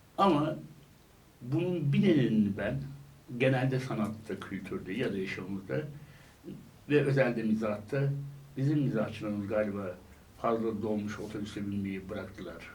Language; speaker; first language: Turkish; native; Turkish